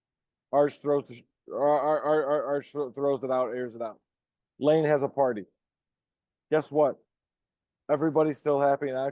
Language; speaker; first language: English; native; English